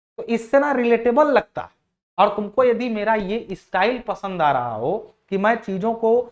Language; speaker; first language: Hindi; native; Hindi